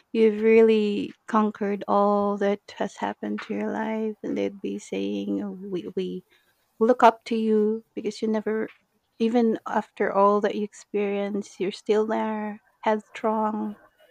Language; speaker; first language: English; non-native, local second language; Iloko